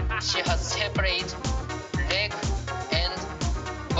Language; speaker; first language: English; non-native, learner; Japanese